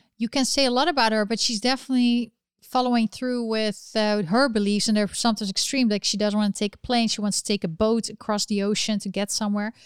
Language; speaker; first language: English; non-native, fluent; Dutch